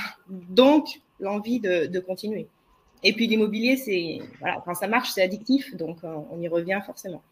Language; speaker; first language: French; native; French